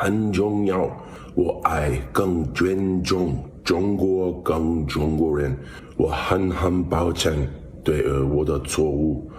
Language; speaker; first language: Chinese; non-native, learner; English